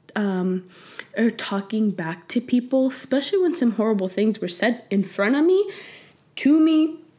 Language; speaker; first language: English; early bilingual, other home language; Spanish